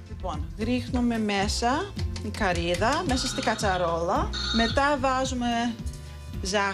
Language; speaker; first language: Greek; early bilingual, heritage; Greek